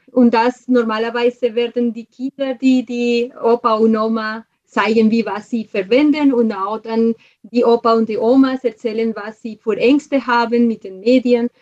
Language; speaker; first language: German; non-native, fluent; Spanish